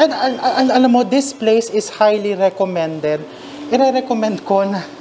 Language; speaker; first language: English; non-native, local second language; Filipino